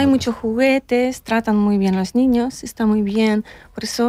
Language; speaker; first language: Spanish; non-native, learner; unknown